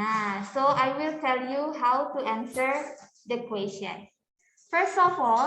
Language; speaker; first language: English; non-native, fluent; Indonesian